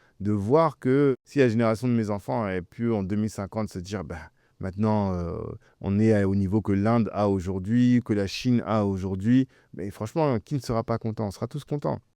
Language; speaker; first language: French; early bilingual, other home language; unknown